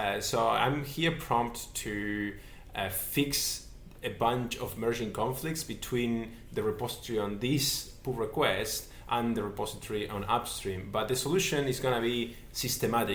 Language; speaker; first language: English; non-native, fluent; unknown